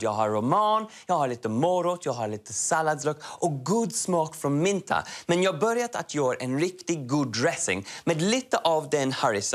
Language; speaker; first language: Swedish; non-native, learner; English